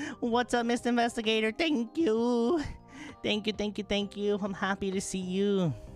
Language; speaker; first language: English; native; English